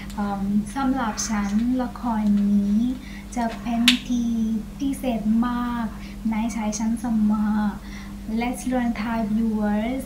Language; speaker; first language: Thai; non-native, learner; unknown